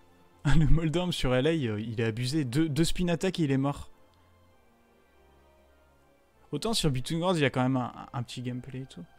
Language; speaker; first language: French; native; French